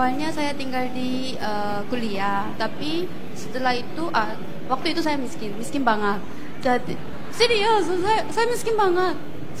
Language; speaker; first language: Indonesian; non-native, fluent; Korean